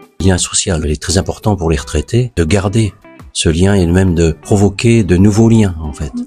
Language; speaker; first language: French; native; French